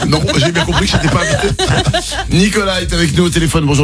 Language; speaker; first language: French; native; French